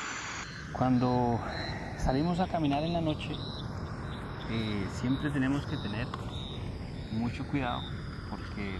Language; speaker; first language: Spanish; native; Spanish